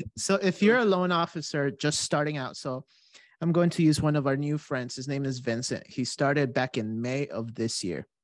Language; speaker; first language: English; native; English